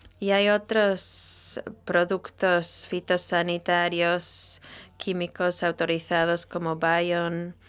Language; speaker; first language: Spanish; non-native, fluent; Italian